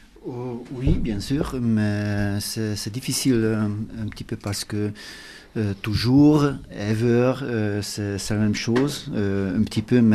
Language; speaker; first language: French; non-native, learner; Hungarian